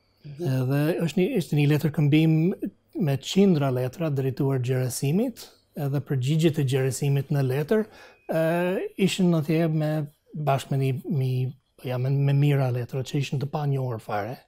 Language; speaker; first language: Albanian; non-native, fluent; English